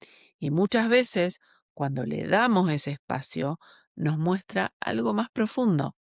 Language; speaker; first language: Spanish; native; Spanish